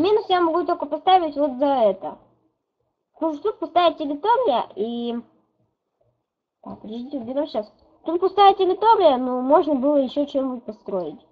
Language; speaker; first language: Russian; native; Russian